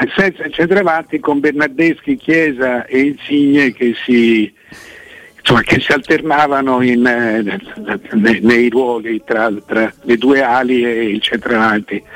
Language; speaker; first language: Italian; native; Italian